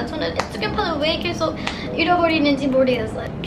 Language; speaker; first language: Korean; non-native, fluent; English